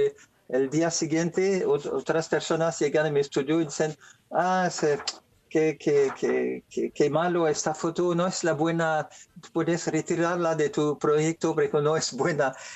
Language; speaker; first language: Spanish; non-native, learner; French